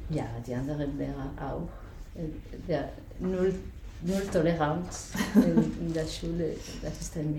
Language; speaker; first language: German; non-native, fluent; Spanish